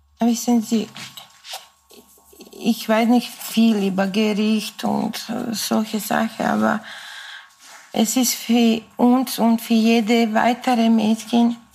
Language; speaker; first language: German; non-native, fluent; Serbian